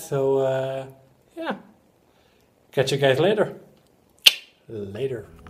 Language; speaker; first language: English; non-native, learner; Dutch